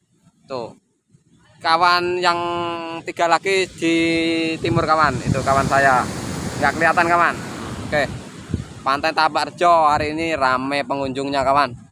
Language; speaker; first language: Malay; non-native, local second language; Javanese